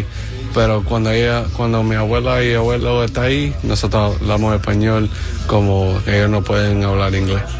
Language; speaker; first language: Spanish; early bilingual, heritage; English